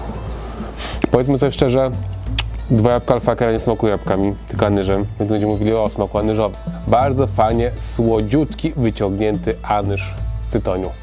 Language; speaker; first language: Polish; native; Polish